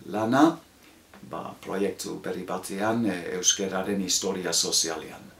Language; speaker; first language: Basque; non-native, fluent; English